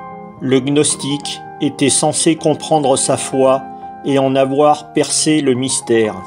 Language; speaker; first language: French; native; French